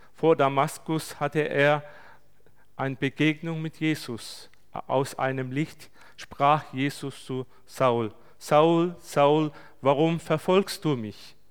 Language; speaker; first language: German; non-native, fluent; Turkish